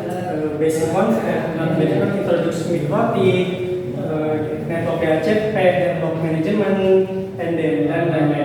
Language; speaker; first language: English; non-native, learner; Indonesian